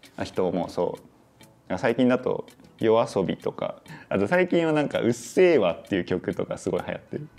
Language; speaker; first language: Japanese; native; Japanese